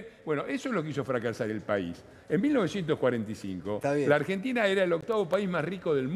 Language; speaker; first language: Spanish; native; Spanish